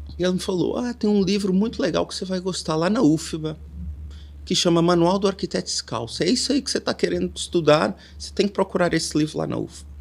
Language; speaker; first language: Portuguese; native; Portuguese